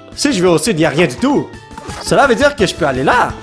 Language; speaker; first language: French; native; French